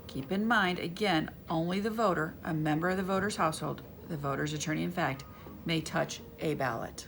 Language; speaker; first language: English; native; English